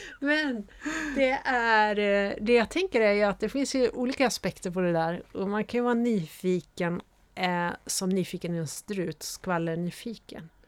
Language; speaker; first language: Swedish; native; Swedish